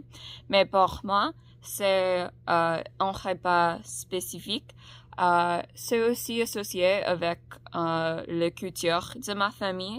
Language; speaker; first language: French; non-native, learner; English